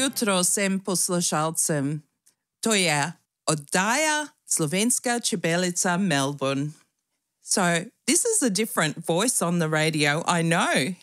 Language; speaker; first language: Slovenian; non-native, learner; English